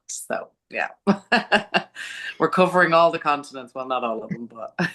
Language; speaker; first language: English; native; English